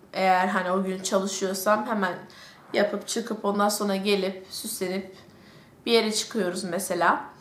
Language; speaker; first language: Turkish; early bilingual, heritage; Turkish